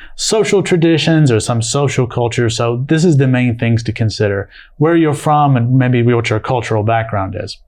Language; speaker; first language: English; native; English